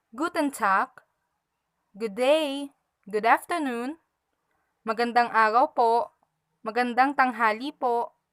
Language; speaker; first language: Filipino; native; Filipino